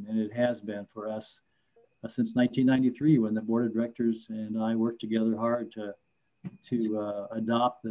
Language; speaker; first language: English; native; English